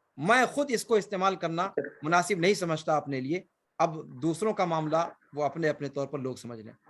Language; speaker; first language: Urdu; native; Urdu